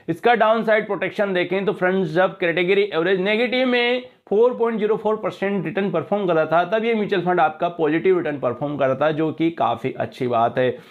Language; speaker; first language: Hindi; native; Hindi